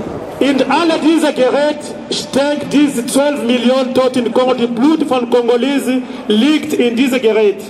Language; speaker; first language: German; non-native, learner; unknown